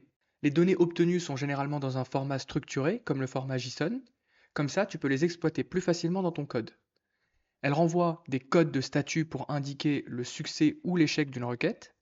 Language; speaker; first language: French; native; French